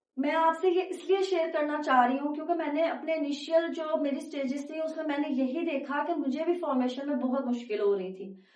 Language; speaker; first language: Urdu; native; Urdu